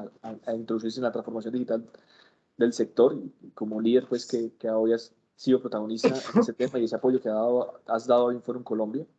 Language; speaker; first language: Spanish; native; Spanish